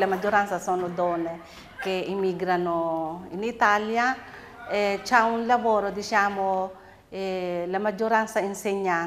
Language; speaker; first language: Italian; non-native, fluent; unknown